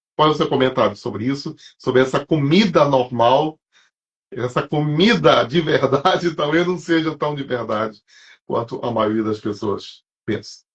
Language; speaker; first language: Portuguese; native; Portuguese